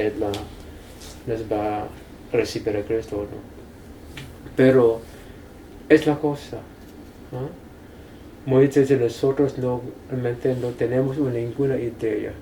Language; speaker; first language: Spanish; non-native, fluent; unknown